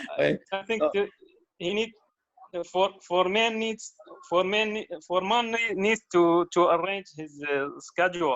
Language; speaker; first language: English; non-native, local second language; Arabic